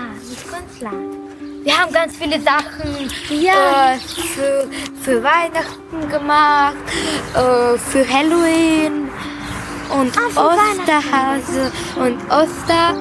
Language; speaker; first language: German; early bilingual, other home language; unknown